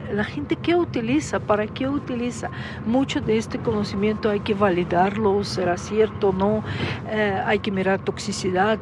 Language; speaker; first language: Spanish; non-native, fluent; Russian